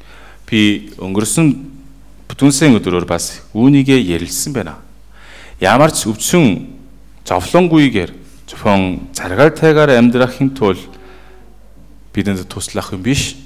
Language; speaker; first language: Mongolian; non-native, fluent; Korean